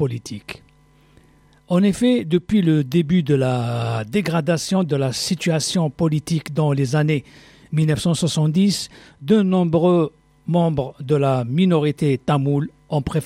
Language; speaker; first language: French; non-native, local second language; Arabic